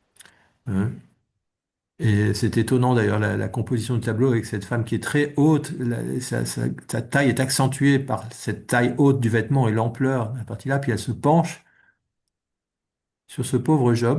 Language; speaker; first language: French; native; French